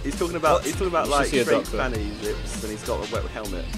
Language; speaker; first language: English; native; English